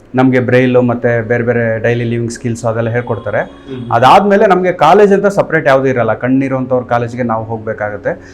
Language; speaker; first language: Kannada; native; Kannada